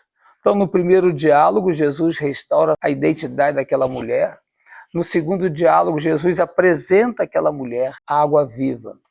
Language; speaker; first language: Portuguese; native; Portuguese